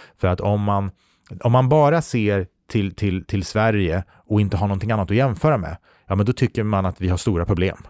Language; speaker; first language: Swedish; native; Swedish